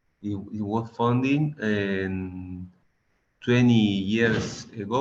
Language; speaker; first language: English; non-native, learner; Spanish